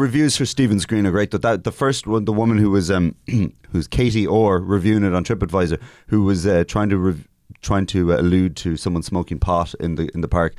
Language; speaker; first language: English; native; English